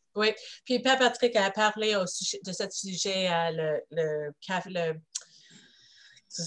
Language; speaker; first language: French; non-native, local second language; English